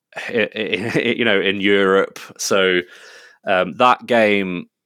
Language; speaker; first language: English; native; English